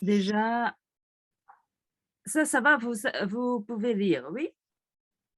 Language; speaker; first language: French; non-native, fluent; Korean